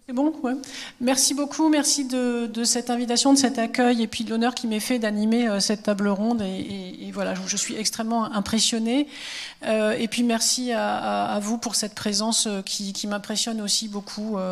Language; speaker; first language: French; native; French